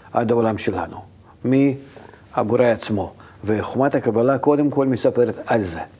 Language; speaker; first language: Hebrew; non-native, fluent; Russian